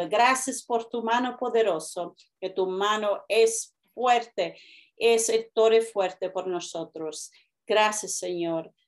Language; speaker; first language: Spanish; early bilingual, heritage; Spanish